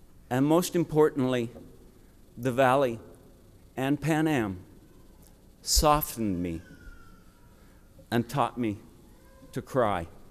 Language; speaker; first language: English; native; English